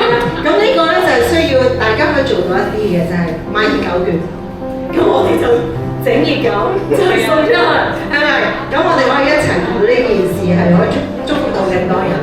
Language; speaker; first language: Cantonese; native; Cantonese